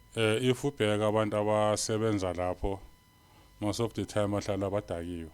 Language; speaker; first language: Zulu; native; Zulu